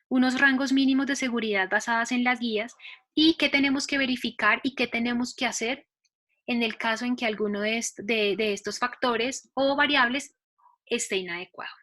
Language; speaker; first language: Spanish; native; Spanish